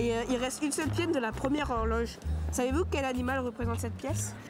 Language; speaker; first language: French; native; French